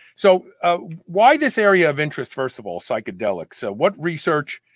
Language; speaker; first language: English; native; English